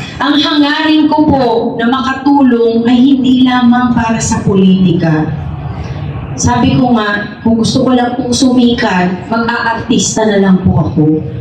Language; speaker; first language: Filipino; native; Filipino